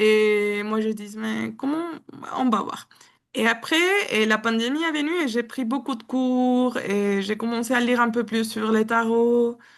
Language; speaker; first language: French; non-native, learner; Spanish